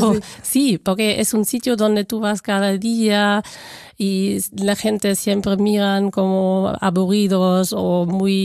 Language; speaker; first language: Spanish; non-native, fluent; German